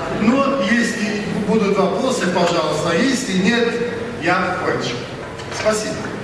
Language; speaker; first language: Russian; non-native, learner; Polish